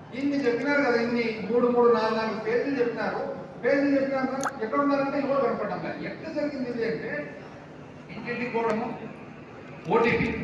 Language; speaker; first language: Telugu; native; Telugu